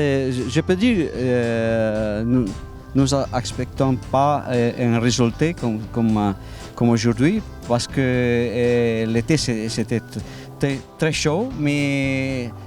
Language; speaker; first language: French; non-native, learner; Italian